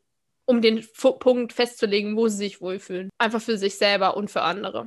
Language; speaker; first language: German; native; German